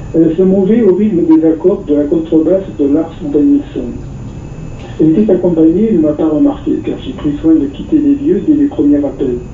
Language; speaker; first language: French; native; French